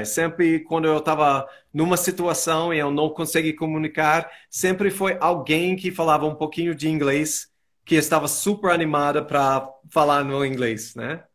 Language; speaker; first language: Portuguese; non-native, fluent; English